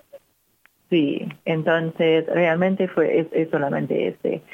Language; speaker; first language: Spanish; non-native, fluent; English